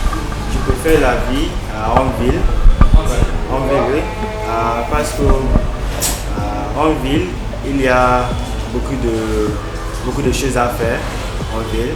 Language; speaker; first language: French; non-native, learner; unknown